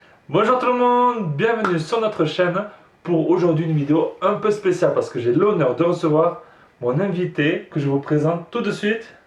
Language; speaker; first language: French; native; French